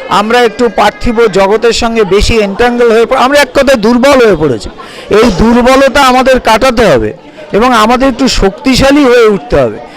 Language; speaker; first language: Bangla; native; Bangla